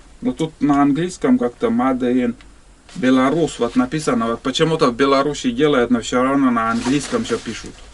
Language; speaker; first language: Russian; native; Russian